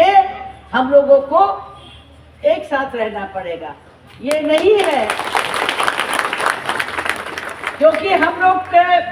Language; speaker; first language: Hindi; non-native, local second language; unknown